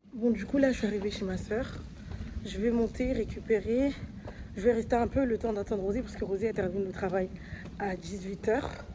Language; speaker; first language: French; native; French